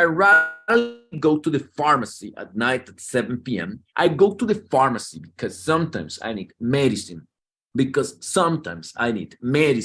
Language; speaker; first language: English; non-native, fluent; Spanish